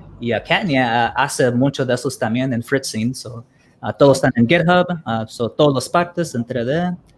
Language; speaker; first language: Spanish; early bilingual, heritage; Spanish